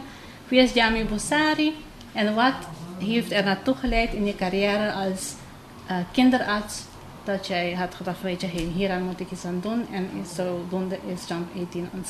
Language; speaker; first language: Dutch; non-native, local second language; Papiamento